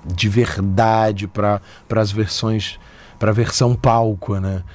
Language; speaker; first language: Portuguese; native; Portuguese